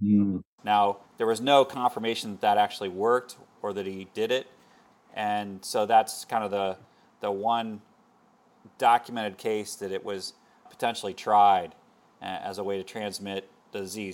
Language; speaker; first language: English; native; English